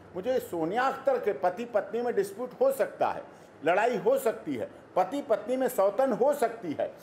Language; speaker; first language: Hindi; native; Hindi